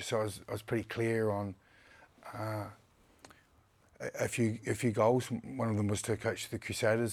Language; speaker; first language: English; native; English